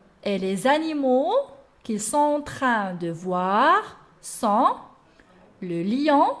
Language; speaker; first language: French; non-native, local second language; Arabic